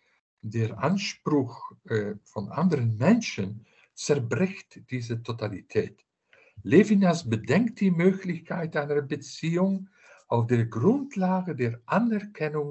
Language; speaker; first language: German; non-native, fluent; Dutch